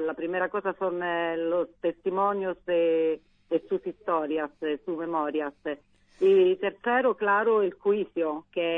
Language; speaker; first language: Spanish; non-native, learner; Italian